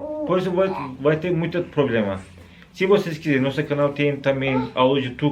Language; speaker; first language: Portuguese; non-native, learner; Turkish